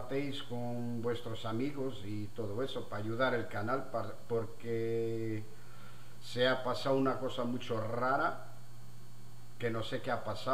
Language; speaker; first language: Spanish; non-native, fluent; Portuguese